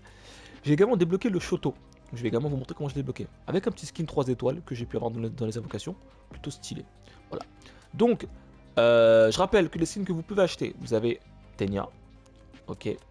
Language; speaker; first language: French; native; French